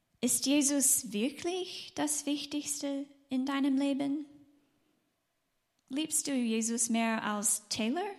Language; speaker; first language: German; non-native, fluent; English